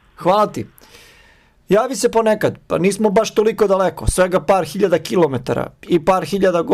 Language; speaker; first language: Bosnian; native; Bosnian